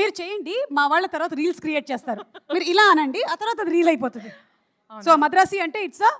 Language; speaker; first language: Telugu; native; Telugu